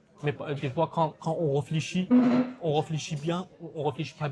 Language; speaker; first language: French; non-native, learner; Kurdish